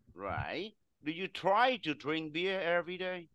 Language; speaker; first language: English; non-native, fluent; Vietnamese